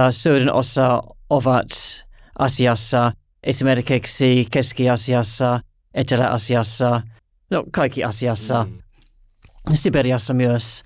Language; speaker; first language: Finnish; non-native, learner; English